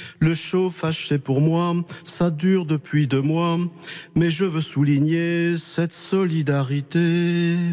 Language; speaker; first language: French; native; French